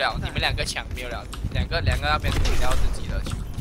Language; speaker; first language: Chinese; native; Chinese